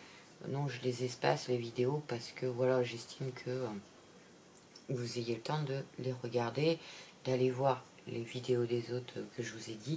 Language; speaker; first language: French; native; French